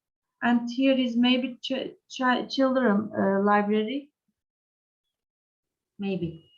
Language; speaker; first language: English; non-native, learner; Turkish